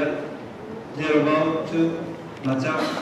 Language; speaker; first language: English; non-native, fluent; Korean